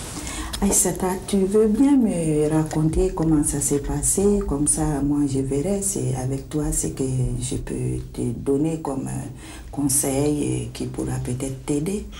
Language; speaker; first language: French; non-native, local second language; Bambara